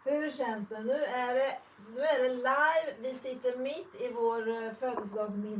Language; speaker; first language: Swedish; native; Swedish